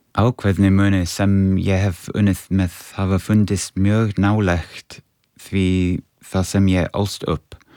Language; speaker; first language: Icelandic; non-native, fluent; English